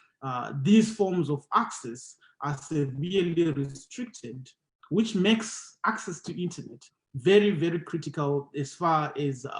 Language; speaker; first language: English; non-native, local second language; Shona